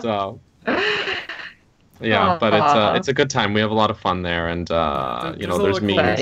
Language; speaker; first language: English; native; English